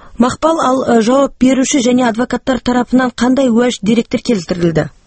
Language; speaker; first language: Kazakh; native; Kazakh